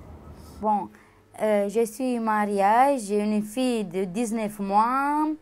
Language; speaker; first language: French; non-native, learner; Romanian